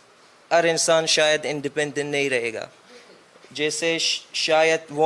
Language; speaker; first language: Hindi; non-native, fluent; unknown